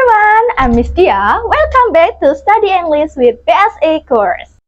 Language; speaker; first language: English; non-native, learner; Indonesian